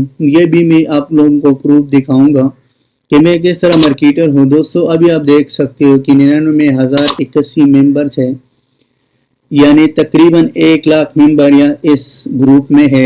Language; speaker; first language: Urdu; non-native, local second language; Pashto